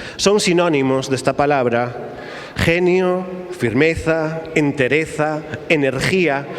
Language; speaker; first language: Spanish; native; Spanish